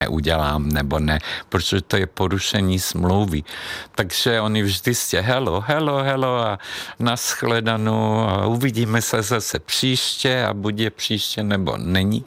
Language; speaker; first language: Czech; non-native, fluent; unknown